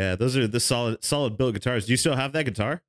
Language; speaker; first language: English; native; English